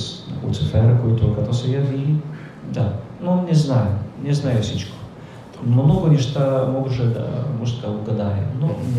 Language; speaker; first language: Bulgarian; non-native, fluent; Polish